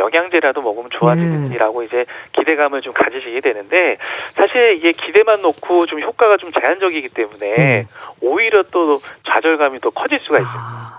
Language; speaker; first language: Korean; native; Korean